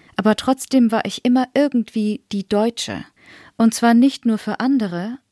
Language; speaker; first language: German; native; German